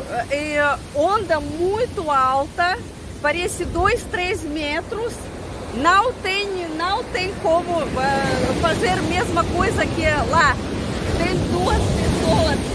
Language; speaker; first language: Portuguese; non-native, fluent; Russian